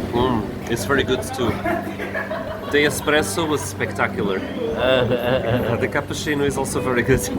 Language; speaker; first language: English; non-native, fluent; Portuguese